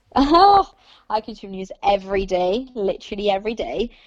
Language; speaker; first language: English; non-native, fluent; Italian